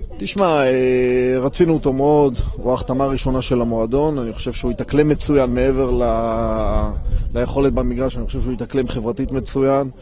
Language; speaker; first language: Hebrew; non-native, local second language; Arabic